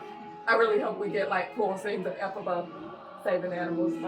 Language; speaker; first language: English; native; English